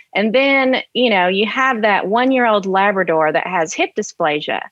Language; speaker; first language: English; native; English